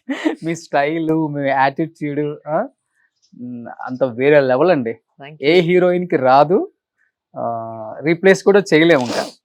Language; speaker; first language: Telugu; native; Telugu